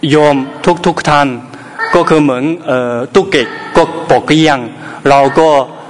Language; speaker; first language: Thai; non-native, learner; Chinese